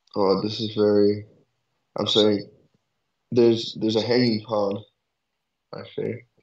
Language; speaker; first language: English; native; English